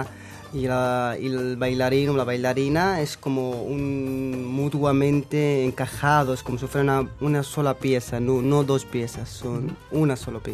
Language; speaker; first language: Spanish; non-native, fluent; Arabic